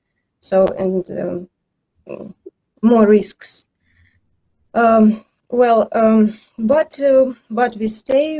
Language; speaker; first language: English; non-native, learner; Ukrainian